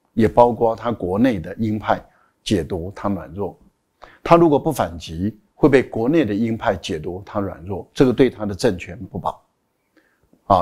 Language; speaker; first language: Chinese; native; Chinese